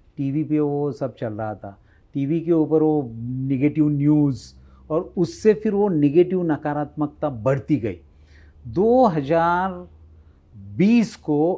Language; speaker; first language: Hindi; non-native, local second language; Marathi